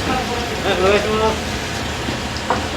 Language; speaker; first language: Japanese; native; Japanese